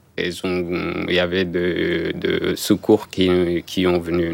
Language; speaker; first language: French; non-native, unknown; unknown